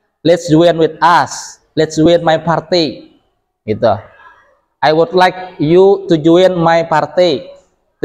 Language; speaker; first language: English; non-native, local second language; Indonesian